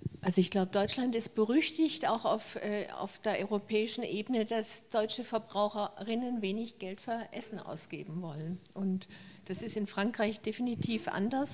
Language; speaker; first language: German; native; German